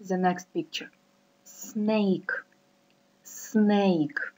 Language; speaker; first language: English; non-native, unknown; Ukrainian